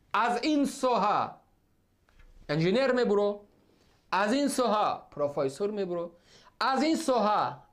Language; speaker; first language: Persian; native; Persian